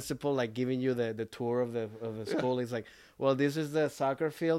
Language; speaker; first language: English; early bilingual, other home language; Spanish